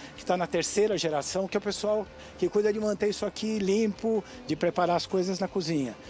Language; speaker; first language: Portuguese; native; Portuguese